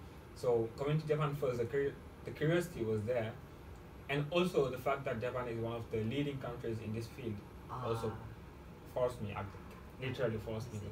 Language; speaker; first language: English; non-native, fluent; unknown